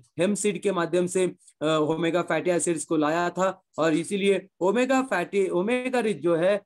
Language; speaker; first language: Hindi; non-native, local second language; Marathi